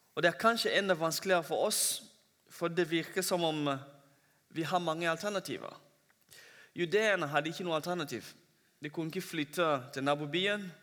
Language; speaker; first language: Norwegian; non-native, fluent; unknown